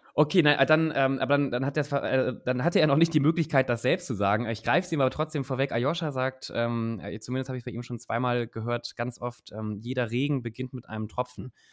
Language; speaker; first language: German; native; German